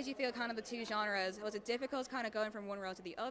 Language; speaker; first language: English; native; English